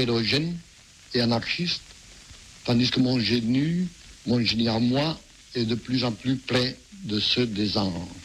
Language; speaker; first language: French; non-native, fluent; Catalan